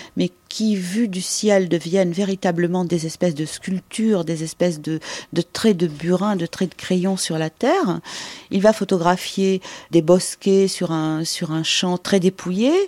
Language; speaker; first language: French; native; French